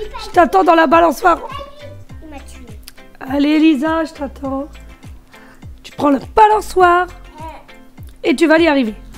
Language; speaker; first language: French; native; French